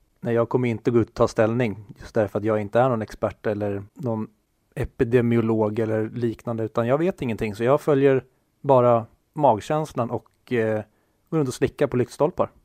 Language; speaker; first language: Swedish; native; Swedish